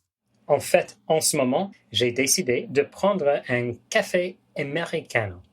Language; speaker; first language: French; non-native, fluent; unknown